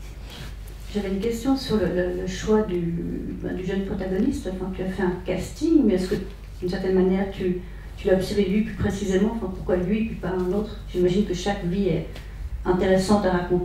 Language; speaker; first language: French; native; French